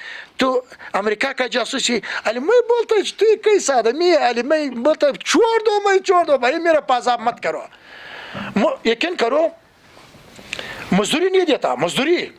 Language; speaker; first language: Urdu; non-native, learner; Pashto